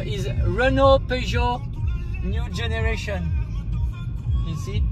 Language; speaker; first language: English; non-native, learner; French